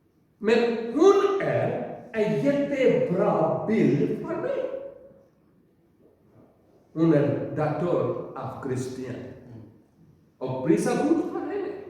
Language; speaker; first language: Swedish; non-native, learner; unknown